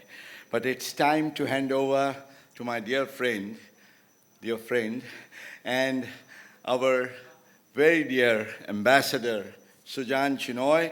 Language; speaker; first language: English; non-native, local second language; Gujarati